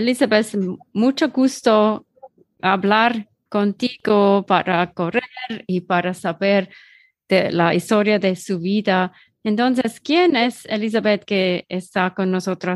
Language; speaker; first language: Spanish; non-native, learner; German